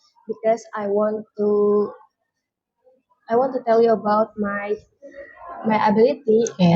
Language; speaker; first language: English; non-native, learner; Indonesian